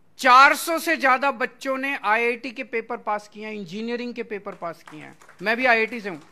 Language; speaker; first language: Hindi; native; Hindi